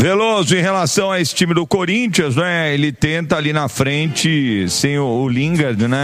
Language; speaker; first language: Portuguese; native; Portuguese